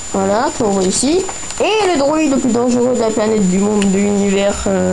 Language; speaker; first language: French; native; French